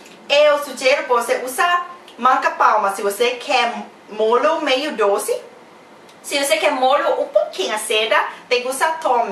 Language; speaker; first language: Portuguese; non-native, fluent; Thai